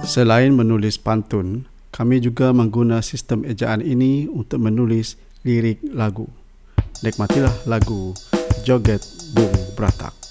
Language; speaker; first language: Malay; non-native, local second language; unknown